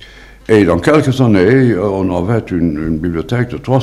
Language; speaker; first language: French; non-native, fluent; Dutch